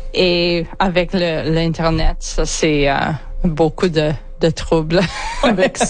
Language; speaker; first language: French; non-native, local second language; English